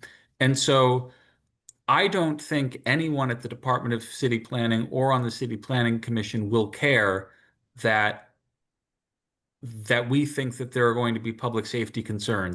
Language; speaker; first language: English; native; English